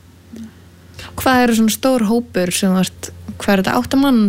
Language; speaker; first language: Icelandic; native; Icelandic